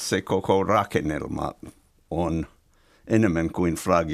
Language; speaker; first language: Finnish; non-native, fluent; English